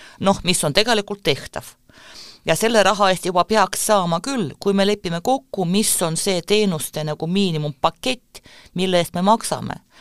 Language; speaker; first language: Estonian; non-native, local second language; Russian